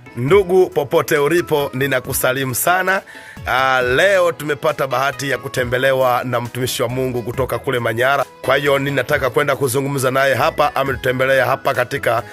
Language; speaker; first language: Swahili; native; Swahili